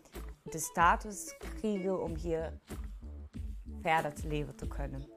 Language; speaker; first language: Dutch; non-native, learner; German